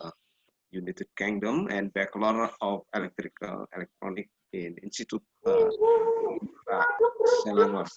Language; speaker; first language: English; non-native, learner; Indonesian